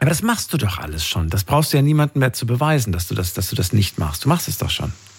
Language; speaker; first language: German; native; German